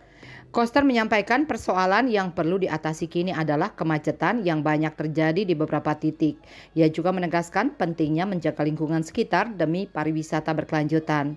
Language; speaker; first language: Indonesian; native; Indonesian